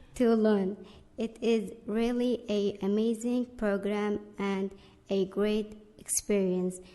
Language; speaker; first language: English; non-native, learner; Arabic